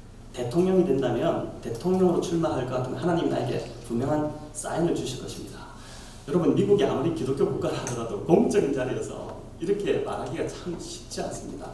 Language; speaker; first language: Korean; native; Korean